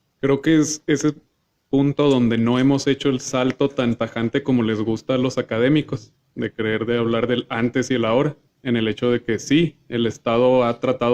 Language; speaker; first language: Spanish; native; Spanish